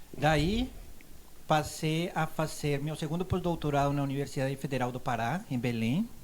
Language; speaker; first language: Portuguese; non-native, fluent; Spanish